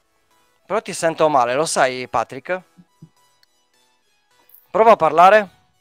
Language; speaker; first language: Italian; native; Italian